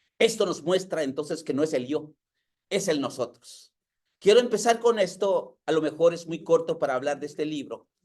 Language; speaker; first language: Spanish; non-native, local second language; Yucateco